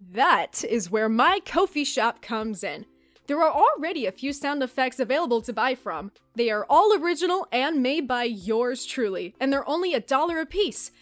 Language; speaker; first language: English; native; English